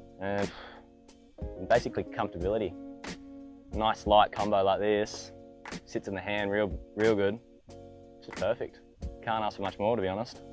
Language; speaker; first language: English; native; English